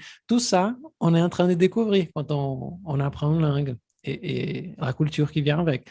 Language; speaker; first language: French; non-native, fluent; Portuguese